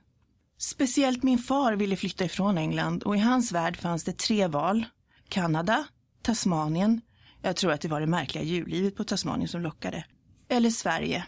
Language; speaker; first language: Swedish; early bilingual, other home language; English